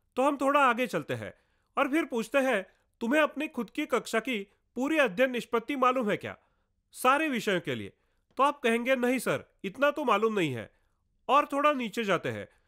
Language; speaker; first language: Hindi; non-native, local second language; Marathi